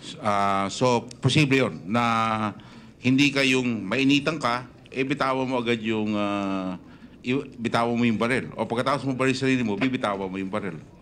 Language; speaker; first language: Filipino; native; Filipino